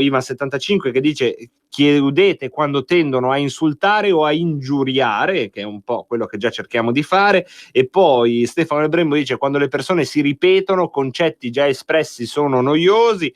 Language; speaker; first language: Italian; native; Italian